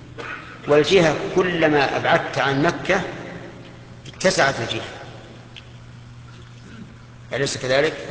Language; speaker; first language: Arabic; native; Arabic